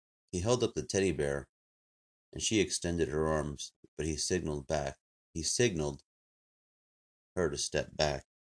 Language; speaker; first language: English; native; English